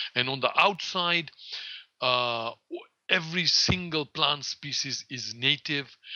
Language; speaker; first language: English; non-native, local second language; Gujarati